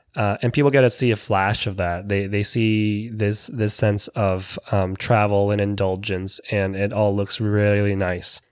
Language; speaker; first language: English; native; English